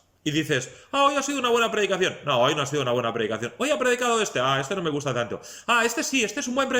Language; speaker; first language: Spanish; native; Spanish